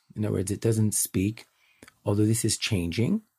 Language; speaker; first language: English; native; English